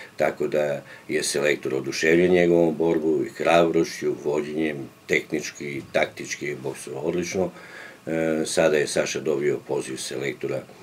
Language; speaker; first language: Serbian; native; Serbian